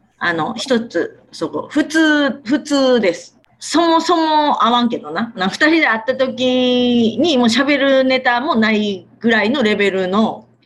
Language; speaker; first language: Japanese; native; Japanese